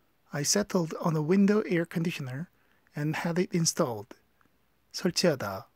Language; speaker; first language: English; non-native, fluent; Korean